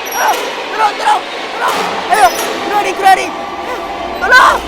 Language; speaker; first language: Indonesian; non-native, learner; Japanese